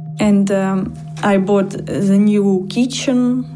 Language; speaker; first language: English; non-native, learner; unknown